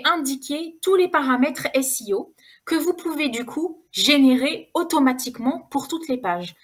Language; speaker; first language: French; native; French